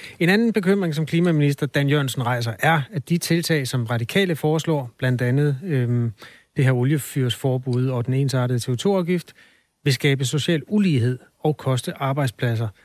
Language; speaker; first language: Danish; native; Danish